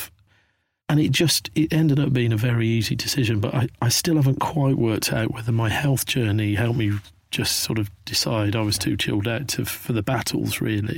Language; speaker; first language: English; native; English